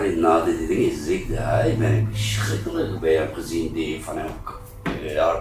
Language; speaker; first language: Dutch; non-native, learner; Turkish